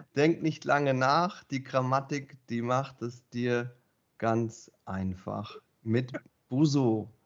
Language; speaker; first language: German; native; German